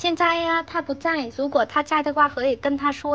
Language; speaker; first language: Chinese; non-native, fluent; Vietnamese